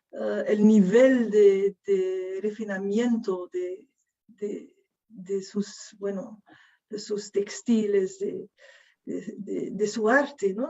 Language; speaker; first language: Spanish; non-native, fluent; Dutch